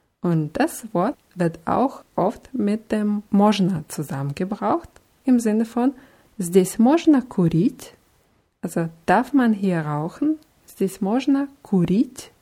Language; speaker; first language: German; non-native, fluent; Russian